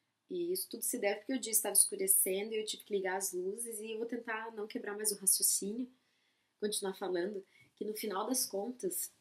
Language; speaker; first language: Portuguese; native; Portuguese